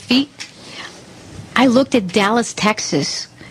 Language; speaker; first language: English; native; English